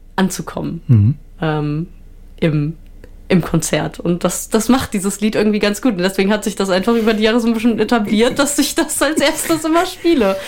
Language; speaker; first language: German; native; German